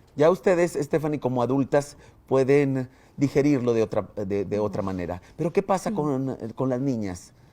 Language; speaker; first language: Spanish; native; Spanish